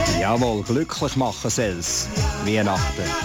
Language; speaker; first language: German; native; German